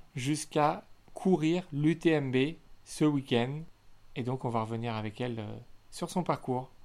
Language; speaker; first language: French; native; French